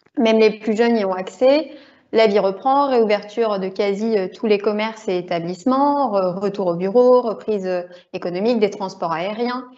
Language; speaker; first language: French; native; French